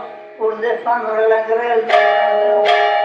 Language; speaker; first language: French; non-native, local second language; Basque